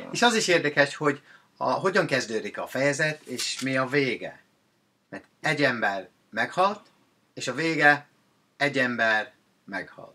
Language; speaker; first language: Hungarian; non-native, learner; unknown